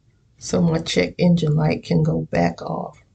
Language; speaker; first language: English; native; English